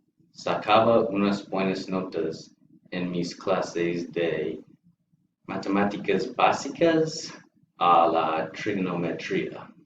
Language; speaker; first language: Spanish; non-native, learner; English